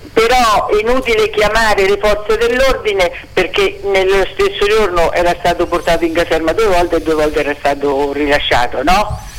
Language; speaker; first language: Italian; native; Italian